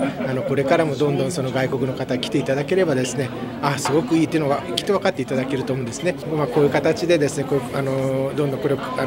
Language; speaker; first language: Japanese; native; Japanese